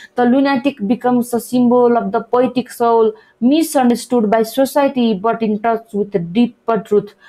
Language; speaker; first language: English; non-native, local second language; Nepali